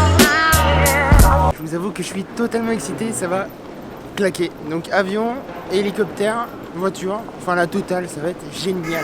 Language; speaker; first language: French; native; French